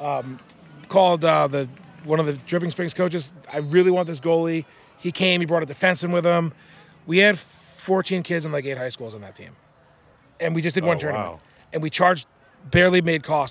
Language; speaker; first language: English; native; English